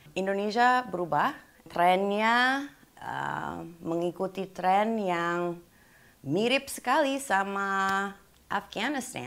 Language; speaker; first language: Indonesian; non-native, fluent; English